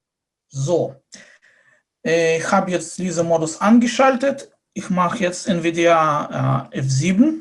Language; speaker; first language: German; non-native, fluent; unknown